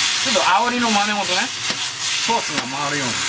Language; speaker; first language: Japanese; native; Japanese